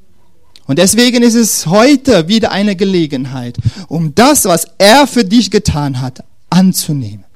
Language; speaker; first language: German; non-native, fluent; Dutch